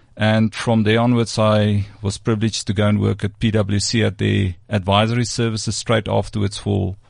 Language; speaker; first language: English; non-native, local second language; Afrikaans